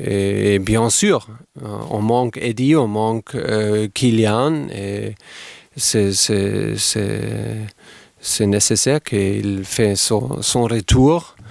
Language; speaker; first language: French; non-native, fluent; German